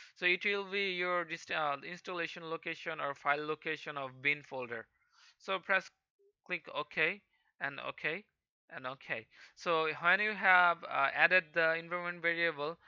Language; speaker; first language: English; non-native, local second language; Hindi